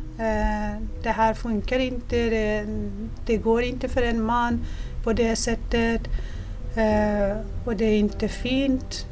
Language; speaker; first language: Swedish; non-native, fluent; Persian